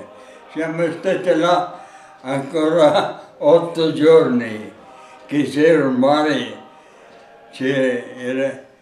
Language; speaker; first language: Italian; non-native, local second language; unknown